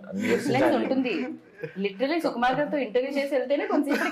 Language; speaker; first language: Telugu; native; Telugu